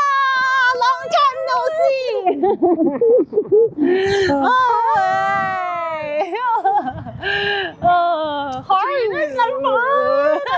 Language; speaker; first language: English; non-native, learner; Chinese